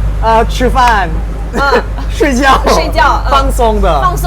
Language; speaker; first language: Chinese; non-native, fluent; Thai